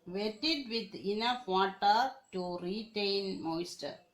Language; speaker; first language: English; non-native, local second language; Malayalam